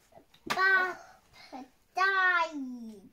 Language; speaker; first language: Chinese; early bilingual, heritage; Chinese